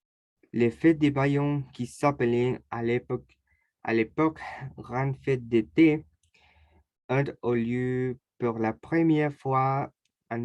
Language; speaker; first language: French; non-native, learner; Spanish